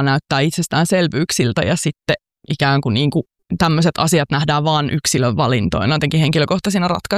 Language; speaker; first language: Finnish; native; Finnish